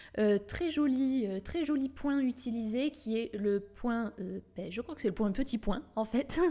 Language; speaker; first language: French; native; French